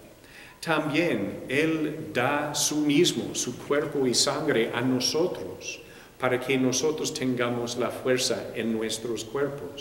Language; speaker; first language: Spanish; non-native, fluent; English